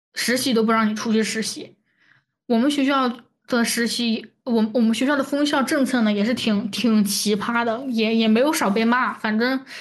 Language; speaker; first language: Chinese; native; Chinese